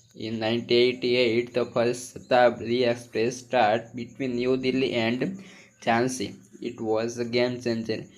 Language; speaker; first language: English; non-native, local second language; Gujarati